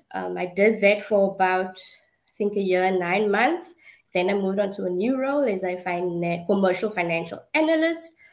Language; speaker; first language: English; non-native, local second language; Afrikaans